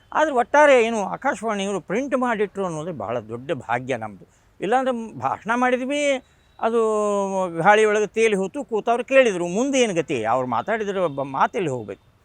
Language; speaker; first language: Kannada; non-native, local second language; Marathi